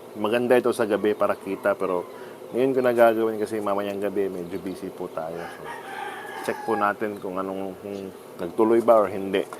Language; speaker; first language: Filipino; non-native, local second language; Cebuano